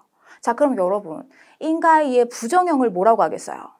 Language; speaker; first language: Korean; native; Korean